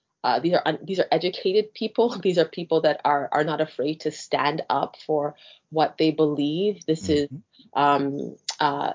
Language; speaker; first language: English; native; English